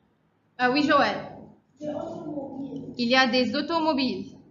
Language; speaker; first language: French; non-native, fluent; Arabic